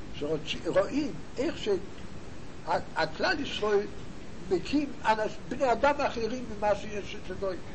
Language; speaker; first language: Hebrew; non-native, fluent; Yiddish